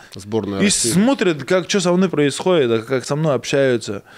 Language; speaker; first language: Russian; native; Russian